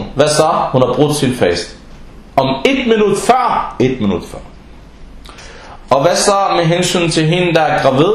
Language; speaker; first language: Danish; non-native, fluent; Arabic